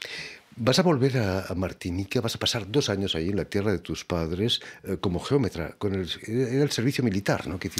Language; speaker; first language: Spanish; native; Spanish